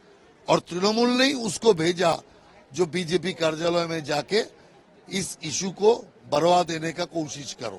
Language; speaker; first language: Hindi; non-native, local second language; Bangla